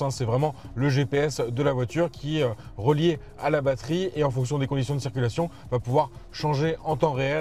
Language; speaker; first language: French; native; French